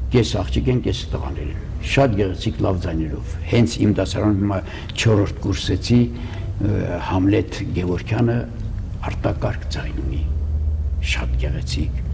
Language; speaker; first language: Armenian; early bilingual, heritage; Armenian